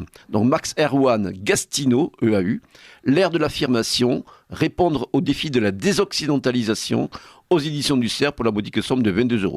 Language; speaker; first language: French; native; French